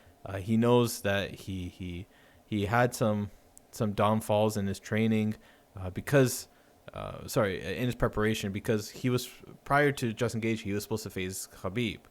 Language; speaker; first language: English; native; English